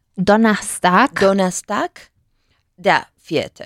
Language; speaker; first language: German; non-native, learner; Spanish